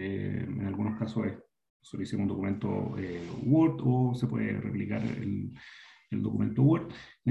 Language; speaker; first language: Spanish; native; Spanish